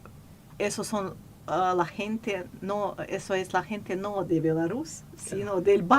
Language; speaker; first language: Spanish; non-native, fluent; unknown